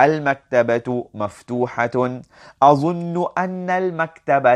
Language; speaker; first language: Arabic; non-native, fluent; English